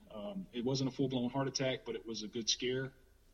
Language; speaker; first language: English; native; English